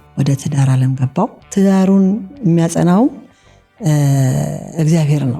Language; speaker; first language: Amharic; native; Amharic